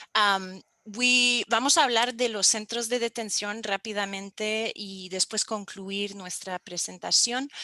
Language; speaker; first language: Spanish; non-native, fluent; French